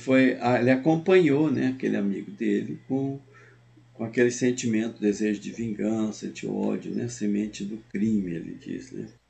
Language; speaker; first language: Portuguese; native; Portuguese